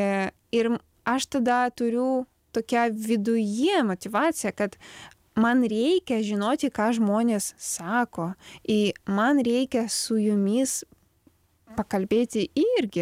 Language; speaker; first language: Lithuanian; non-native, learner; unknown